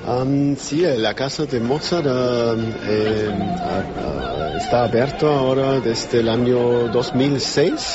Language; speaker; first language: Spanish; non-native, learner; German